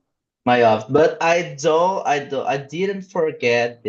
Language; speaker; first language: English; non-native, learner; Portuguese